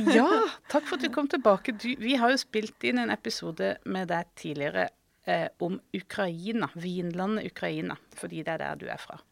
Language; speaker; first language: Norwegian; native; Norwegian